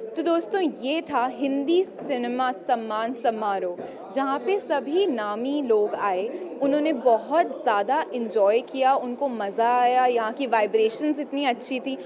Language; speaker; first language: Hindi; native; Hindi